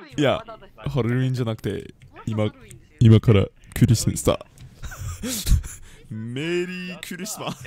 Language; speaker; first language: Japanese; non-native, learner; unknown